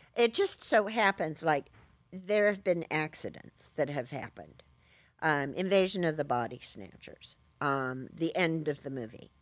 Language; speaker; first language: English; native; English